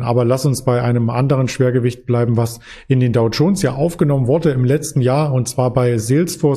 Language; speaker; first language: German; native; German